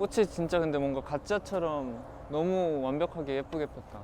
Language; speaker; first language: Korean; native; Korean